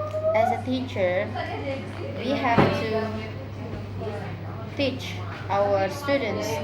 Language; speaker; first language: English; non-native, fluent; Indonesian